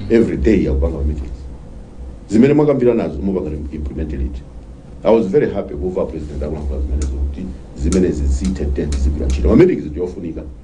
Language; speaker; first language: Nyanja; non-native, local second language; Tumbuka